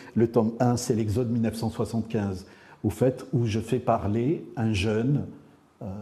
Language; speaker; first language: French; non-native, local second language; Arabic